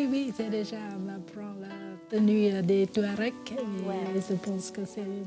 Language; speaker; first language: French; non-native, fluent; Vietnamese